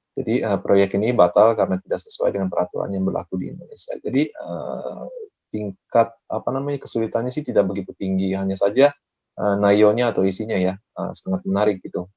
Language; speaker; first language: Indonesian; native; Indonesian